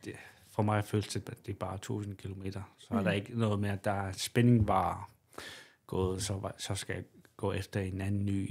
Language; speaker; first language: Danish; non-native, local second language; Kalaallisut